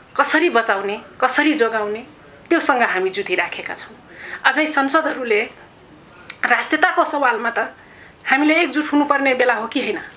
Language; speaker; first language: Nepali; non-native, local second language; Rana Tharu